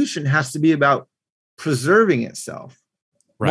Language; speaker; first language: English; native; English